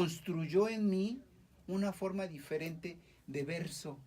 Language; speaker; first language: Spanish; native; Spanish